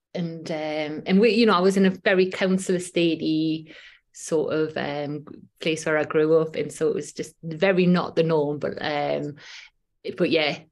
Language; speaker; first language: English; native; English